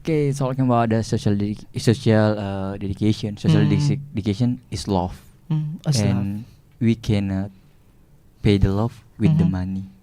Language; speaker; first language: English; non-native, learner; Indonesian